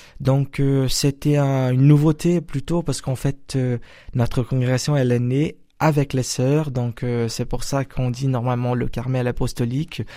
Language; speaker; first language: French; non-native, fluent; Portuguese